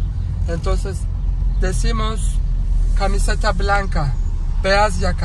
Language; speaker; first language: Spanish; non-native, fluent; Turkish